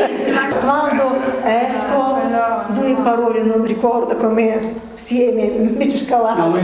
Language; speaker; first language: Italian; non-native, learner; Russian